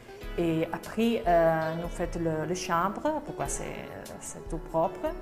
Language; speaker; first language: French; non-native, learner; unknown